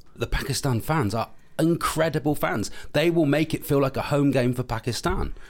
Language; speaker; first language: English; native; English